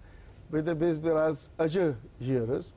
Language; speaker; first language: Turkish; non-native, learner; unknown